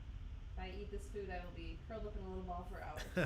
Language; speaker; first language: English; native; English